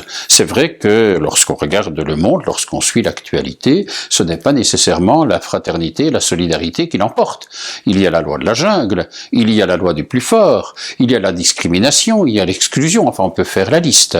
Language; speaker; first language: French; native; French